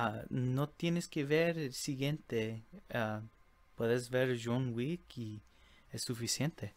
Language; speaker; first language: Spanish; early bilingual, heritage; Spanish